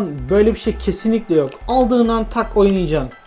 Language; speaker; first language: Turkish; native; Turkish